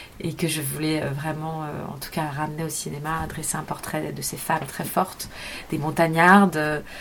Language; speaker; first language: French; native; French